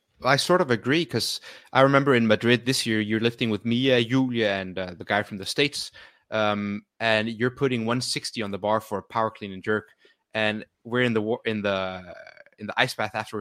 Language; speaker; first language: English; non-native, fluent; Danish